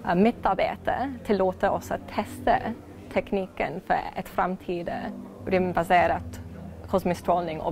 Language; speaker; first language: Swedish; non-native, fluent; English